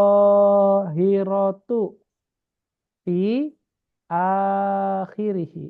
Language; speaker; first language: Arabic; non-native, fluent; Indonesian